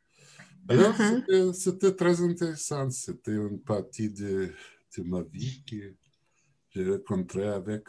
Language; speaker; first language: French; non-native, learner; Russian